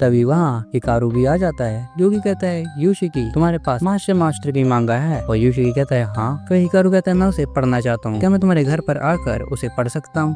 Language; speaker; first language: Hindi; native; Hindi